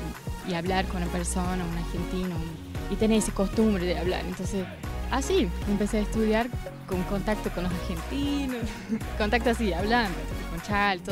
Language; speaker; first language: Spanish; non-native, fluent; Portuguese